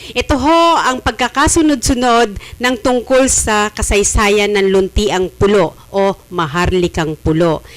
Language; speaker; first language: Filipino; native; Filipino